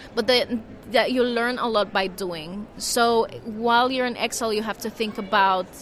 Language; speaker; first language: English; non-native, fluent; Spanish